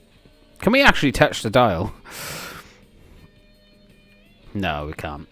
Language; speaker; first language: English; native; English